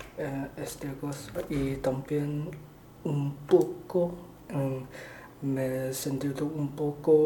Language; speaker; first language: Spanish; non-native, learner; Chinese